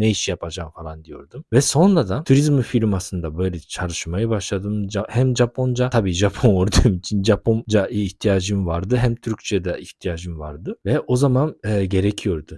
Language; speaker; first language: Turkish; non-native, fluent; Japanese